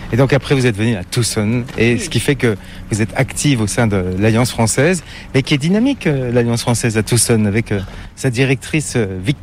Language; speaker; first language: French; native; French